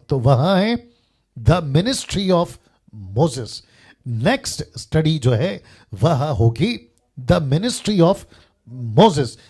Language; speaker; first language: Hindi; native; Hindi